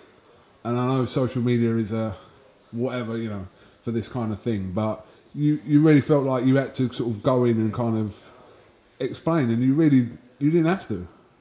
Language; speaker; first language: English; native; English